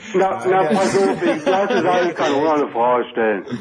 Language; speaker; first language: German; native; German